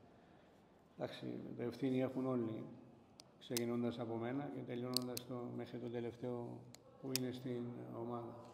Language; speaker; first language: Greek; non-native, fluent; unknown